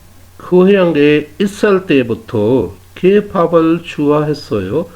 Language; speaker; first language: Korean; non-native, fluent; Urdu